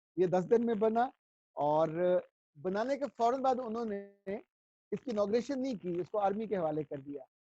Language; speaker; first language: Urdu; non-native, local second language; Punjabi